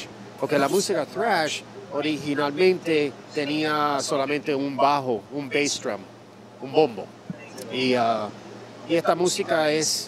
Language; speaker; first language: Spanish; early bilingual, heritage; Spanish